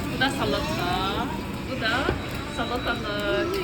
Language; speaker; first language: Turkish; non-native, learner; Japanese